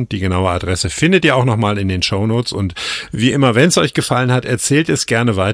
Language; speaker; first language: German; native; German